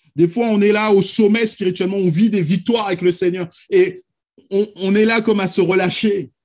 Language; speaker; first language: French; native; French